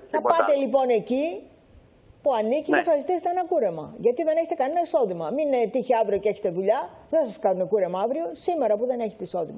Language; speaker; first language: Greek; native; Greek